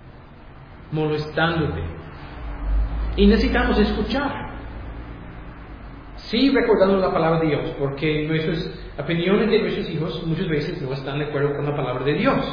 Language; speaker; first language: Spanish; non-native, fluent; English